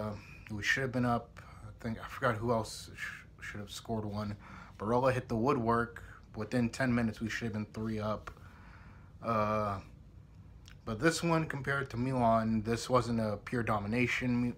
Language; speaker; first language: English; native; English